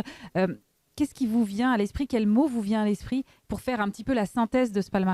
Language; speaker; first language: French; native; French